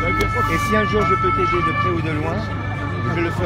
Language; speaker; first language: French; native; French